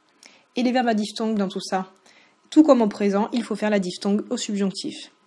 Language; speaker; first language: French; native; French